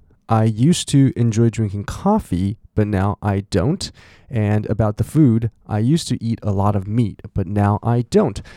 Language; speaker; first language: English; non-native, fluent; Chinese